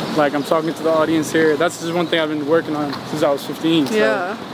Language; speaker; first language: English; non-native, fluent; Norwegian